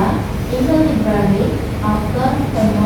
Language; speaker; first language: English; non-native, learner; Indonesian